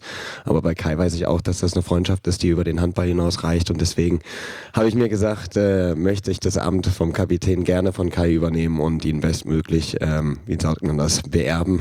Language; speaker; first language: German; native; German